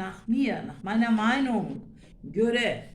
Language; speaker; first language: German; non-native, fluent; Turkish